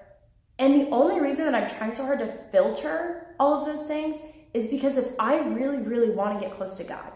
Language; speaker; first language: English; native; English